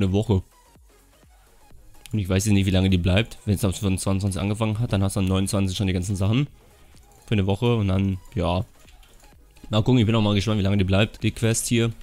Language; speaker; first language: German; native; German